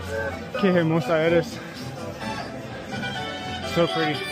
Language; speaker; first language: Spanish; non-native, learner; English